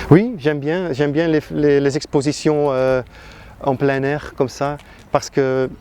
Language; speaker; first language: French; non-native, local second language; Dutch